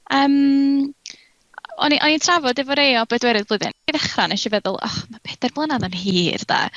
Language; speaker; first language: Welsh; native; Welsh